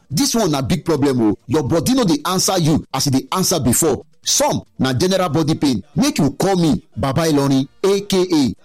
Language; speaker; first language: Nigerian Pidgin; non-native, local second language; Yoruba